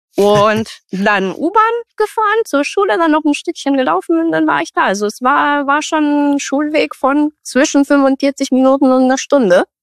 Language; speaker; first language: German; non-native, fluent; Romanian